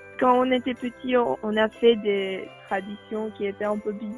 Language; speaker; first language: French; non-native, learner; Czech